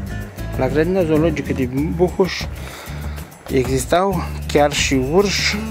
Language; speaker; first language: Romanian; native; Romanian